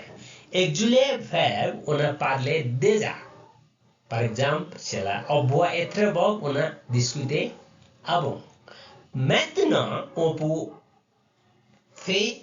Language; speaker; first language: French; non-native, learner; Nepali